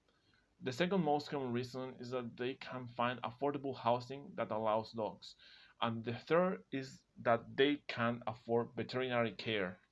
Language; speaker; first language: English; non-native, fluent; Spanish